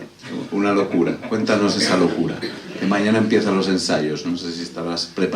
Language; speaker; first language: Spanish; native; Spanish